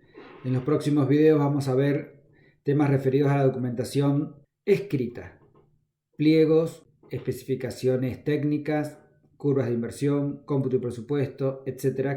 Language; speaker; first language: Spanish; native; Spanish